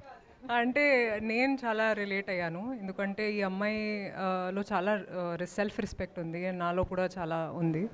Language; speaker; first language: Telugu; non-native, local second language; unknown